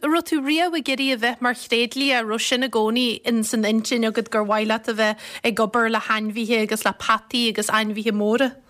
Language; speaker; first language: Irish; native; Irish